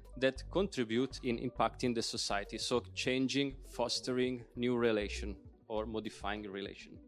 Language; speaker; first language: English; non-native, fluent; Italian